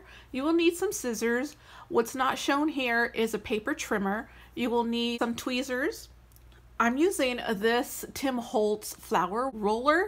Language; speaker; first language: English; native; English